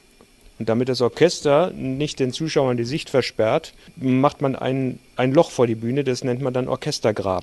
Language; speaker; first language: German; native; German